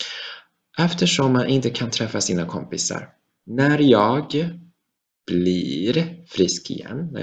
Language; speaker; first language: Swedish; non-native, fluent; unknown